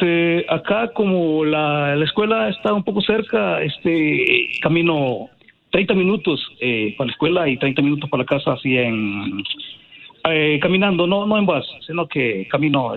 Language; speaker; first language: Spanish; native; Spanish